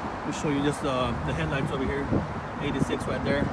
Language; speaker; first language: English; native; English